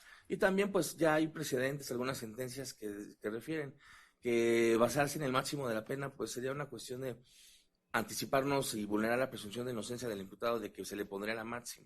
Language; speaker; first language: Spanish; native; Spanish